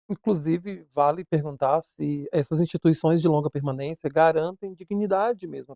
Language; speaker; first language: Portuguese; native; Portuguese